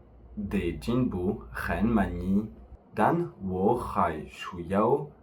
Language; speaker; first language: Chinese; non-native, learner; French